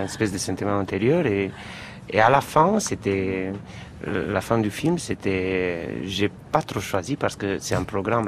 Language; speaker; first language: French; non-native, fluent; Romanian